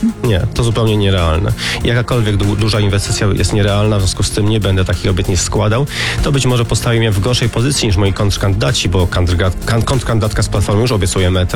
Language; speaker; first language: Polish; native; Polish